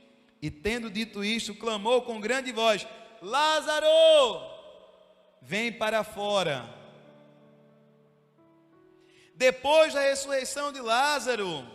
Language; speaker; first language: Portuguese; native; Portuguese